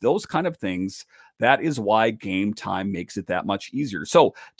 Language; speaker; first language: English; native; English